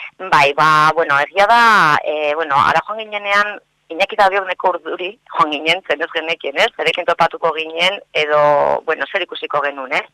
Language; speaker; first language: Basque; non-native, local second language; Spanish